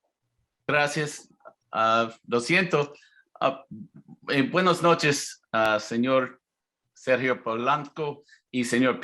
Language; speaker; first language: Spanish; non-native, learner; English